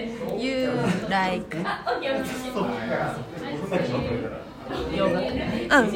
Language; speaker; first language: English; non-native, learner; Japanese